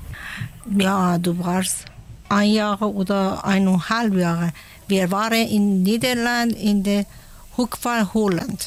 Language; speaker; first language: German; non-native, learner; Persian